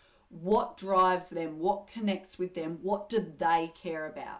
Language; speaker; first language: English; native; English